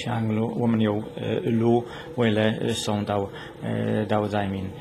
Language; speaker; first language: Chinese; non-native, learner; Polish